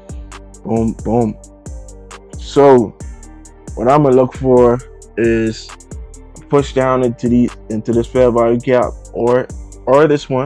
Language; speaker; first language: English; native; English